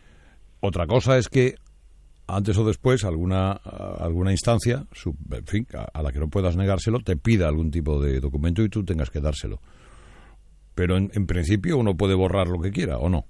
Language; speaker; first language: Spanish; native; Spanish